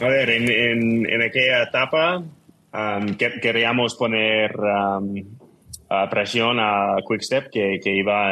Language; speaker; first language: Spanish; non-native, fluent; English